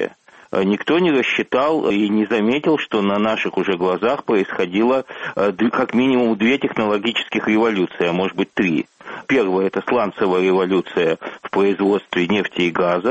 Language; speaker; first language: Russian; native; Russian